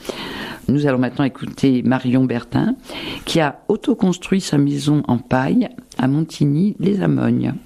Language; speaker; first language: French; native; French